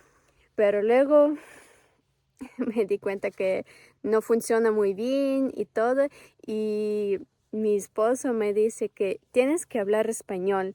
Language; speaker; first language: Spanish; non-native, fluent; Ukrainian